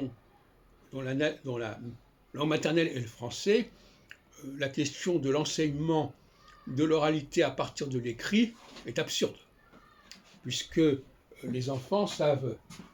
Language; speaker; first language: French; native; French